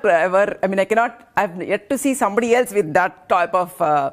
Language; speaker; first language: English; non-native, local second language; Telugu